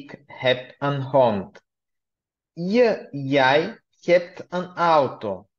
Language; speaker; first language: Dutch; non-native, fluent; Bulgarian